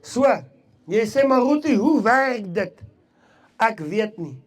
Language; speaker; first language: Afrikaans; non-native, local second language; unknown